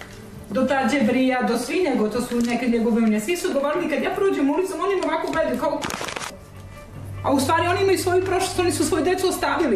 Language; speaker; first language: Serbian; native; Serbian